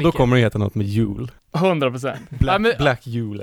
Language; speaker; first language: Swedish; native; Swedish